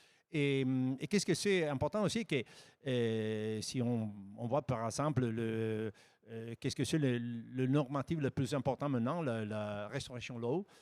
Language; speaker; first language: French; non-native, fluent; Italian